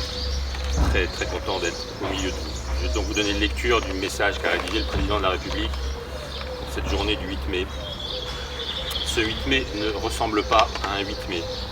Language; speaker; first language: French; native; French